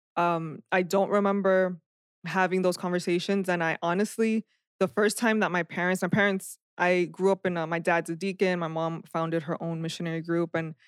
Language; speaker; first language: English; native; English